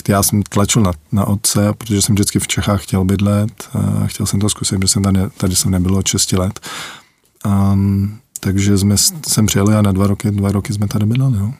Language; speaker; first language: Czech; early bilingual, heritage; Czech